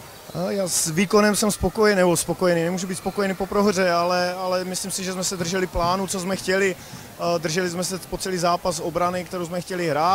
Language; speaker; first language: Czech; native; Czech